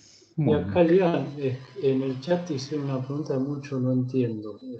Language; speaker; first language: Spanish; native; Spanish